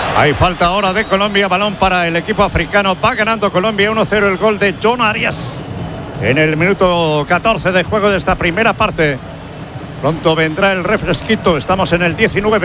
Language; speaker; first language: Spanish; native; Spanish